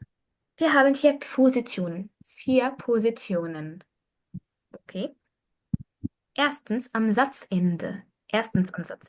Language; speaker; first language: German; non-native, fluent; Arabic